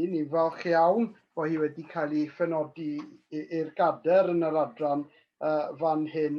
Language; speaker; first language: Welsh; native; Welsh